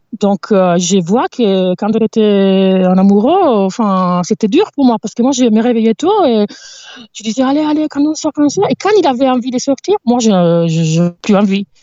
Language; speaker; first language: French; non-native, fluent; Italian